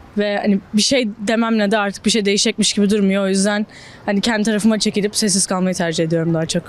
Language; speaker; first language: Turkish; native; Turkish